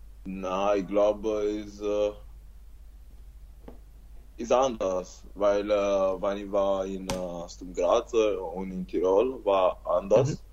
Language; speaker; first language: German; non-native, learner; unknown